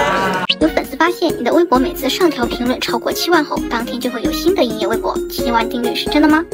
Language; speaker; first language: Chinese; native; Chinese